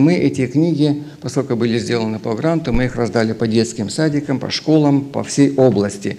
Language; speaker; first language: Russian; native; Russian